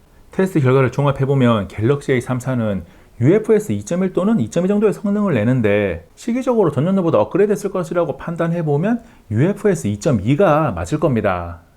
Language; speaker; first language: Korean; native; Korean